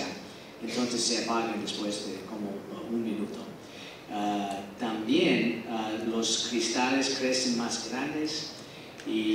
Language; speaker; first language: Spanish; non-native, fluent; English